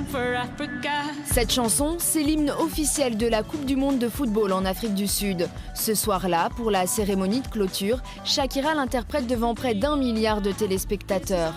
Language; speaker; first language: French; native; French